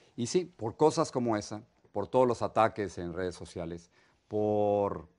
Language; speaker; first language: Spanish; native; Spanish